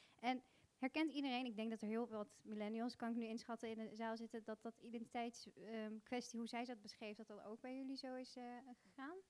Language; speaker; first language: Dutch; early bilingual, other home language; Bosnian